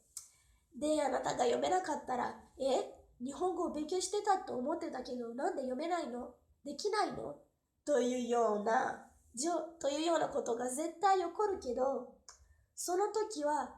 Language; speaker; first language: Japanese; non-native, fluent; Portuguese